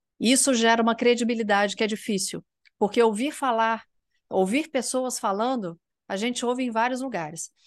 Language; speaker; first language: Portuguese; native; Portuguese